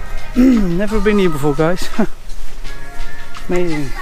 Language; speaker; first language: English; non-native, fluent; Dutch